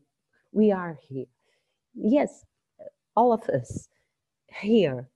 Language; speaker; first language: English; non-native, learner; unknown